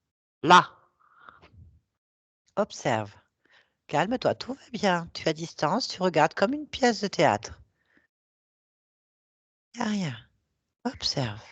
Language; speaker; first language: French; native; French